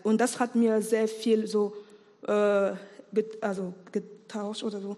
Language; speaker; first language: German; non-native, learner; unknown